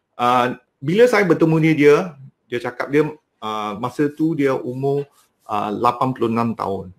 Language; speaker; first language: Malay; non-native, local second language; Cantonese